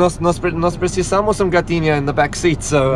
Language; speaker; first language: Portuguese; non-native, learner; English